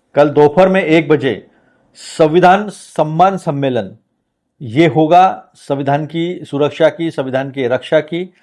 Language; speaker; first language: Hindi; non-native, local second language; Marathi